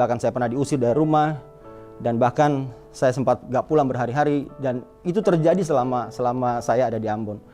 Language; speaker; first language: Indonesian; native; Indonesian